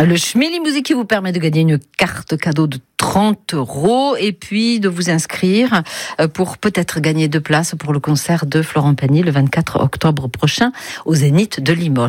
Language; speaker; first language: French; native; French